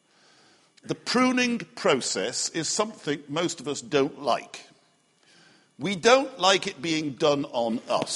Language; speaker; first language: English; native; English